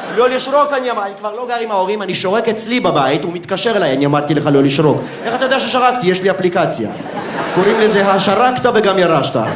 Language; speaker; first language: Hebrew; early bilingual, other home language; Russian